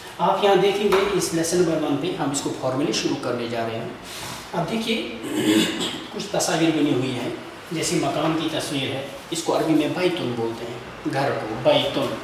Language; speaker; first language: Urdu; non-native, local second language; Kashmiri